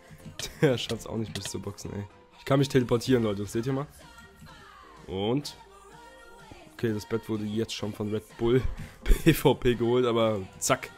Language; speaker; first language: German; native; German